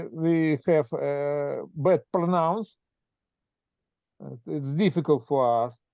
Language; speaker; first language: English; non-native, learner; Russian